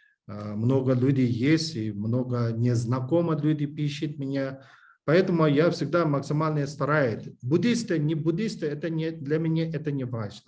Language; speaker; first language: Russian; non-native, learner; English